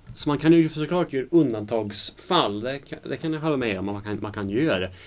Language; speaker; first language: Swedish; native; Swedish